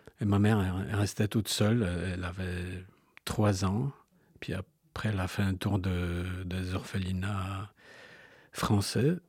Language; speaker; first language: French; non-native, fluent; Polish